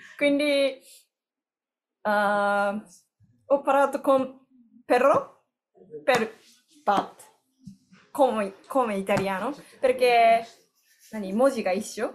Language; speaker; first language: Italian; non-native, learner; Japanese